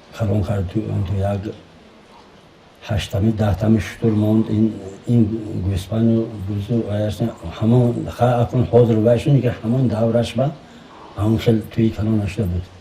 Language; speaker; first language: Tajik; native; Tajik